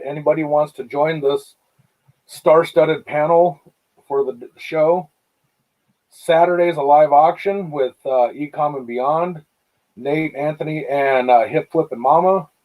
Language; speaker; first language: English; native; English